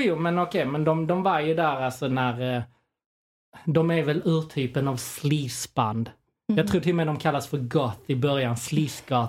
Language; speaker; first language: Swedish; native; Swedish